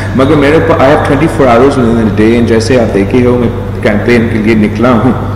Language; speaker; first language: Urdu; non-native, local second language; English